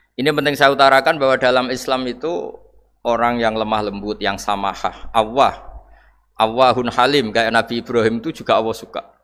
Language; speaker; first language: Indonesian; non-native, local second language; Javanese